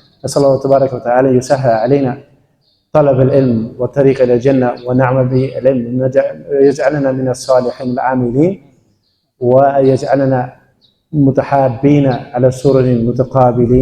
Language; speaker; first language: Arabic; non-native, fluent; Dutch